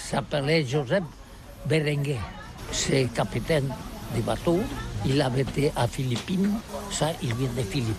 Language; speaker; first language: French; non-native, learner; Catalan